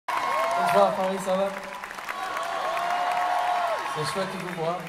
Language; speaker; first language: French; non-native, fluent; English